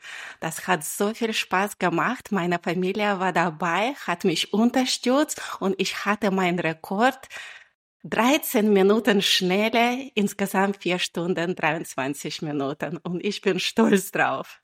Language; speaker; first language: German; non-native, fluent; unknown